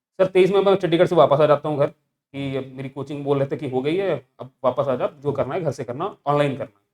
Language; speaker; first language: Hindi; native; Hindi